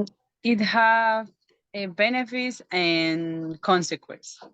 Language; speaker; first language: English; non-native, learner; Spanish